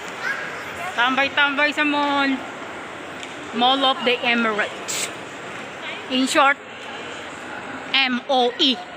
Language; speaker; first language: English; non-native, local second language; Filipino